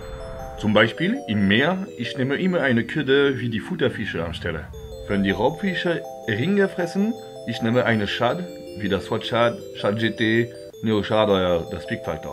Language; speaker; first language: German; non-native, learner; French